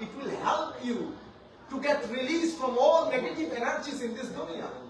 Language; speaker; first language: English; non-native, local second language; Bangla